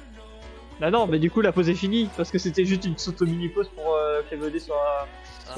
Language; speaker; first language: French; native; French